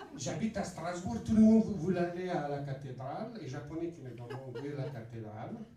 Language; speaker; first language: French; non-native, fluent; Bosnian